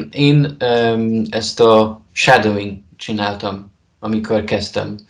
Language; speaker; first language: Hungarian; non-native, learner; Polish